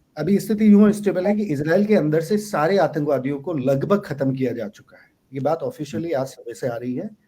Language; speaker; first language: Hindi; native; Hindi